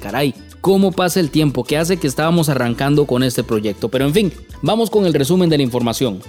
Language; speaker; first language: Spanish; native; Spanish